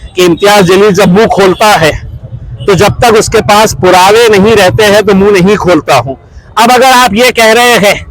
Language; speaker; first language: Hindi; non-native, local second language; Urdu